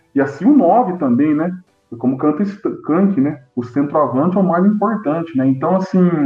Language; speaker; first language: Portuguese; native; Portuguese